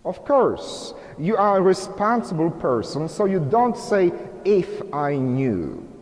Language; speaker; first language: English; non-native, fluent; Polish